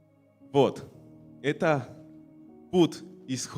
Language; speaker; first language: Russian; non-native, learner; Spanish